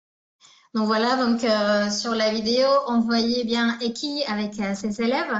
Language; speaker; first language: French; native; French